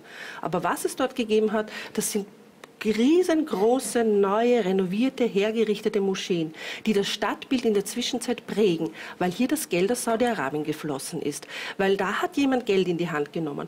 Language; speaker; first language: German; native; German